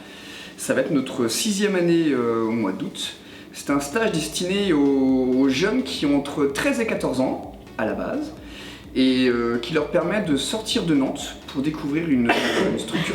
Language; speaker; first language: French; native; French